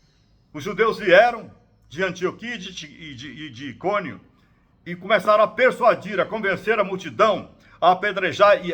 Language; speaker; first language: Portuguese; native; Portuguese